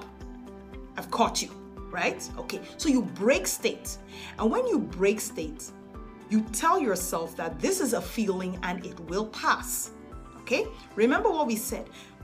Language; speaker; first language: English; native; English